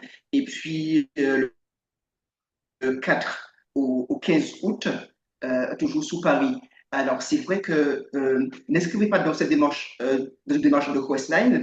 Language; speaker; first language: French; native; French